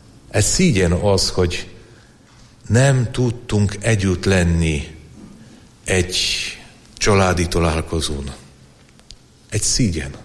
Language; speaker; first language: Hungarian; non-native, fluent; Polish